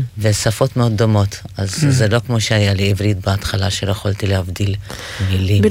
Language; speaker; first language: Hebrew; non-native, fluent; Russian